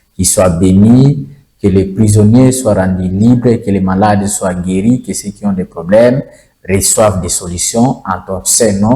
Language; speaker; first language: French; non-native, local second language; Swahili